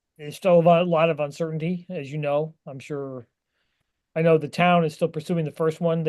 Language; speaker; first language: English; native; English